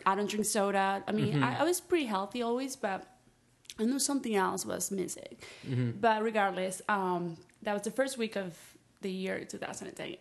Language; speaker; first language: English; non-native, fluent; Spanish